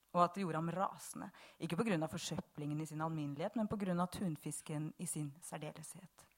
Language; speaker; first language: English; non-native, fluent; Bosnian